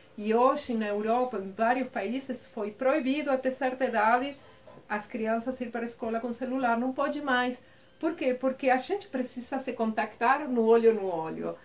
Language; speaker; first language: Portuguese; non-native, fluent; Spanish